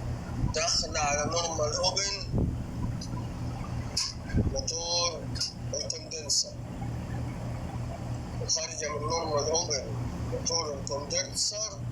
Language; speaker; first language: Arabic; native; Arabic